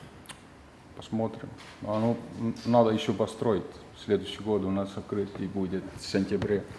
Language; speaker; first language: Russian; non-native, fluent; Estonian